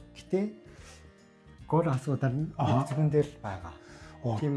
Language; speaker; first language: Mongolian; non-native, fluent; Japanese